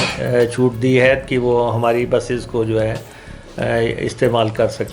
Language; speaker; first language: Hindi; native; Hindi